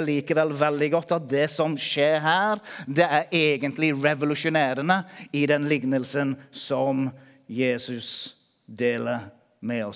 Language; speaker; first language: Norwegian; non-native, fluent; English